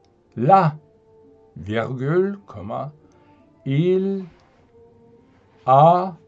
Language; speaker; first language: French; non-native, fluent; German